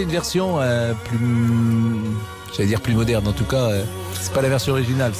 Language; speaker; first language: French; native; French